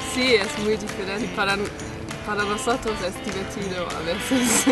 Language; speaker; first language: Spanish; non-native, learner; German